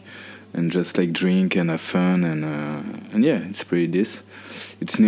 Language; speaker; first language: English; non-native, fluent; French